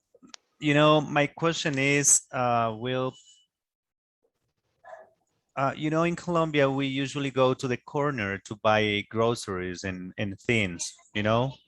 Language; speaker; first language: English; non-native, learner; Spanish